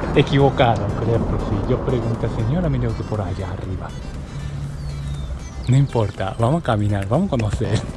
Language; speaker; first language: Spanish; non-native, learner; Japanese